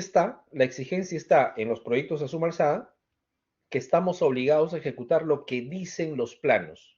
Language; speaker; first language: Spanish; native; Spanish